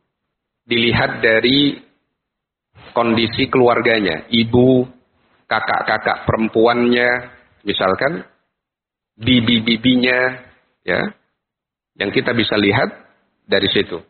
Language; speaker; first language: Indonesian; native; Indonesian